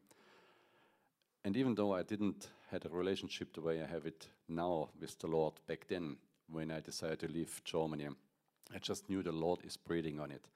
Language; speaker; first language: English; non-native, fluent; German